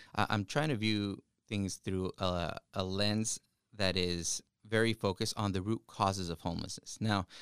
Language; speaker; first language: English; early bilingual, other home language; Spanish